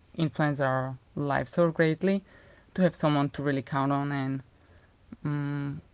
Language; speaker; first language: English; non-native, fluent; Slovak